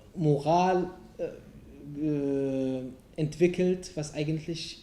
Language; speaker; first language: German; non-native, fluent; Arabic